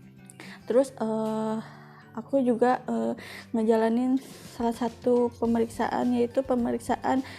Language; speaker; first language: Indonesian; native; Indonesian